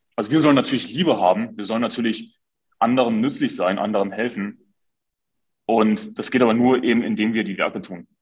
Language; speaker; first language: German; native; German